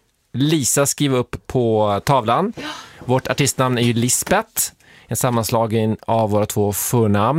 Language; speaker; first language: Swedish; native; Swedish